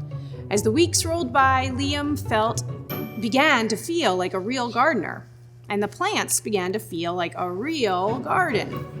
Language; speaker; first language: English; native; English